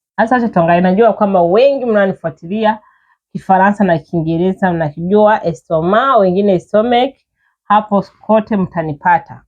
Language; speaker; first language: Swahili; non-native, fluent; Kinyarwanda